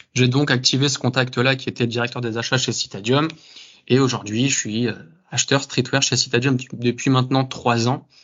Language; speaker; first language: French; native; French